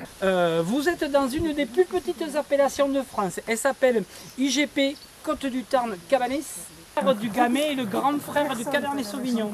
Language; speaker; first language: French; native; French